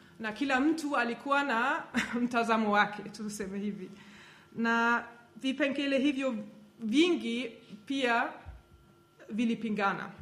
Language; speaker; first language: Swahili; non-native, fluent; German